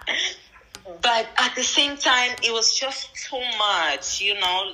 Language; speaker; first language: English; non-native, fluent; Portuguese